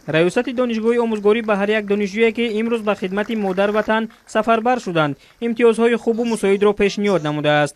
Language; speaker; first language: Tajik; native; Tajik